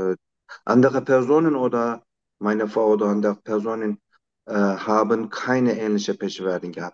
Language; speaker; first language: German; non-native, learner; Turkish